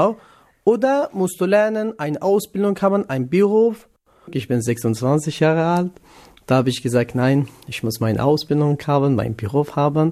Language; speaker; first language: German; non-native, learner; Kurdish